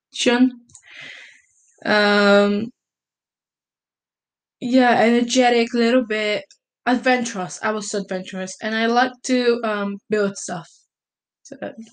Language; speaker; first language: English; early bilingual, other home language; Italian